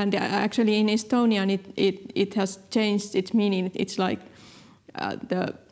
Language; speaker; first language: English; non-native, fluent; Finnish